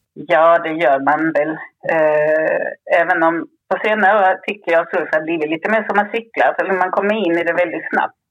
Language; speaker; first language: Swedish; early bilingual, other home language; Spanish